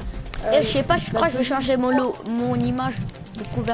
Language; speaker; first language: French; native; French